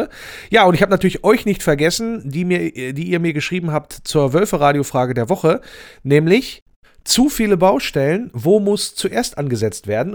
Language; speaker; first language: German; native; German